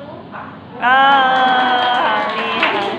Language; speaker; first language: Chinese; non-native, learner; Indonesian